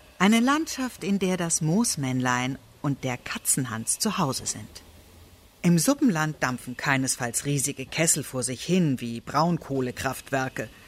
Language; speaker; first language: German; native; German